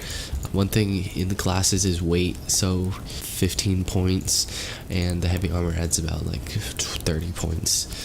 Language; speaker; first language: English; native; English